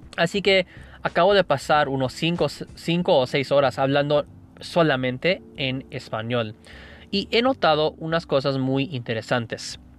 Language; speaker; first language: Spanish; non-native, fluent; English